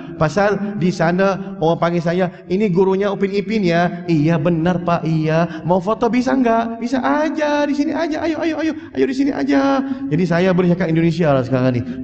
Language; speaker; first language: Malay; early bilingual, heritage; Malay